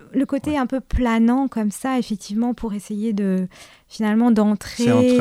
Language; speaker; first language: French; native; French